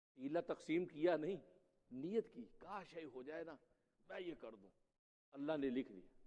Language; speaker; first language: Urdu; non-native, local second language; Punjabi